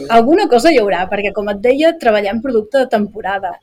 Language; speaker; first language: Catalan; native; Catalan